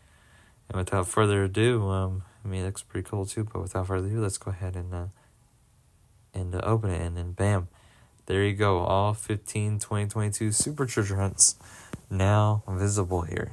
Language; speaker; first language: English; native; English